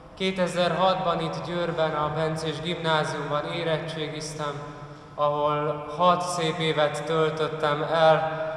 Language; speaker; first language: Hungarian; non-native, local second language; Croatian